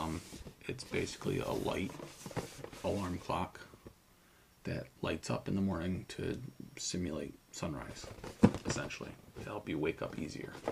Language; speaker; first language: English; native; English